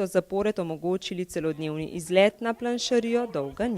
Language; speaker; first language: Slovenian; native; Slovenian